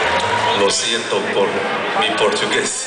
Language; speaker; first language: Spanish; non-native, learner; English